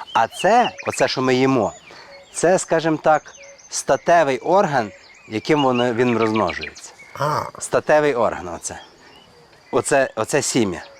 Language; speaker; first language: Ukrainian; native; Ukrainian